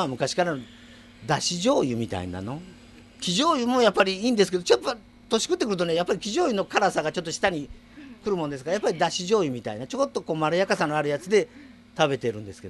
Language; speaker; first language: Japanese; native; Japanese